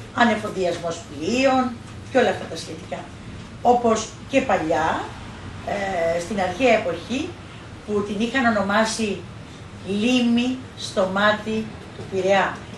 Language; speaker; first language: Greek; native; Greek